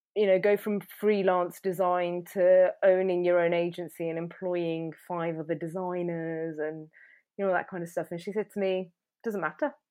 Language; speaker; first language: English; native; English